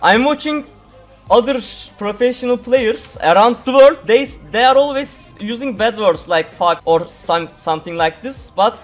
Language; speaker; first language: English; non-native, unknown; Turkish